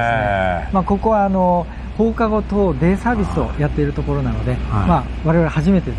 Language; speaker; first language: Japanese; native; Japanese